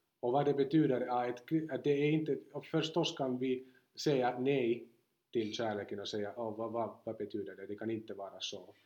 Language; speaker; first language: Swedish; non-native, local second language; Finnish